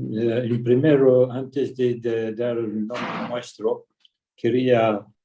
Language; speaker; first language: Spanish; early bilingual, heritage; Ladino